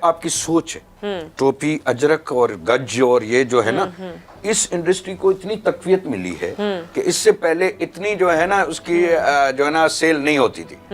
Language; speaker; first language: Urdu; non-native, local second language; Sindhi